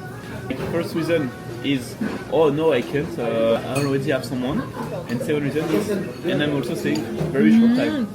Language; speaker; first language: English; non-native, fluent; French